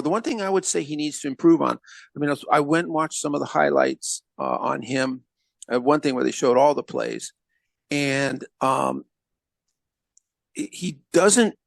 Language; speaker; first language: English; native; English